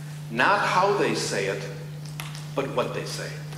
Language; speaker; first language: English; native; English